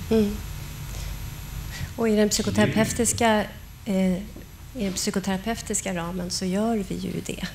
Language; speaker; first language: Swedish; native; Swedish